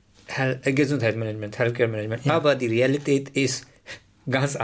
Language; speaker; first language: German; non-native, learner; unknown